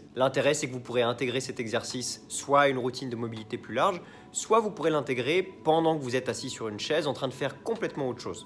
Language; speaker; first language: French; native; French